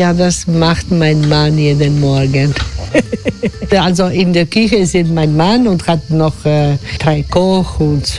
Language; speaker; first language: German; non-native, learner; Croatian